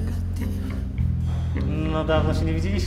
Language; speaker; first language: Polish; native; Polish